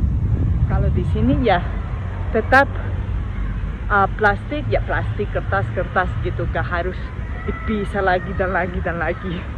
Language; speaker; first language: Indonesian; non-native, fluent; Spanish